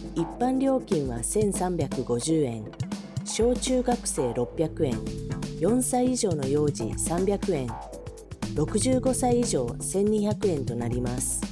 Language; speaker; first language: Japanese; native; Japanese